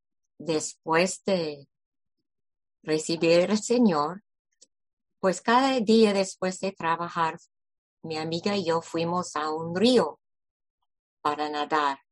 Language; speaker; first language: Spanish; non-native, fluent; English